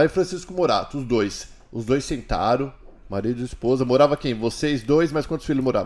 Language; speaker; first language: Portuguese; native; Portuguese